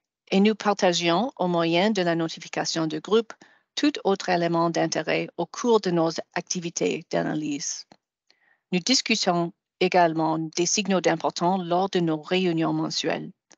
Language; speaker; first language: French; non-native, fluent; English